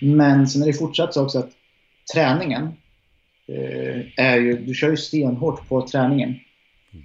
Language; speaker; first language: Swedish; native; Swedish